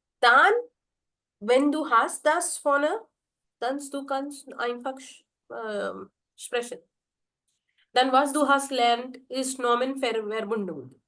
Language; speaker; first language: German; non-native, fluent; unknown